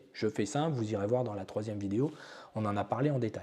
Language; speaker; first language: French; native; French